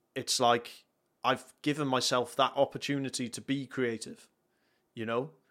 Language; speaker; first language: English; native; English